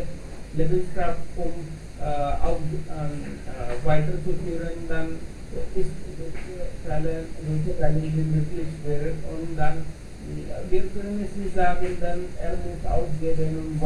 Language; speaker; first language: German; non-native, learner; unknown